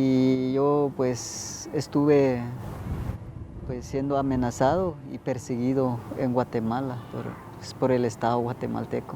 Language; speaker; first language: Spanish; native; Spanish